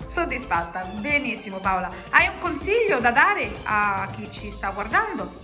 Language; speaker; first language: Italian; native; Italian